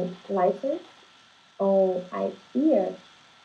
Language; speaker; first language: English; non-native, learner; Portuguese